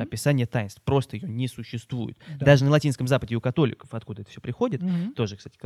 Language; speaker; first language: Russian; native; Russian